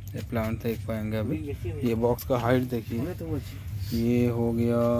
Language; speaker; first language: Hindi; non-native, local second language; Bangla